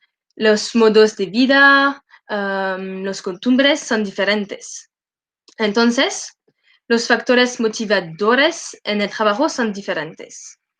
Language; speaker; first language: Spanish; non-native, learner; French